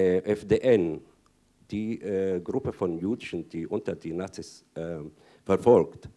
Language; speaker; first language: German; non-native, fluent; Arabic